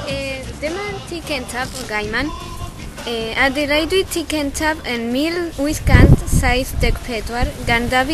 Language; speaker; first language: Welsh; non-native, learner; Spanish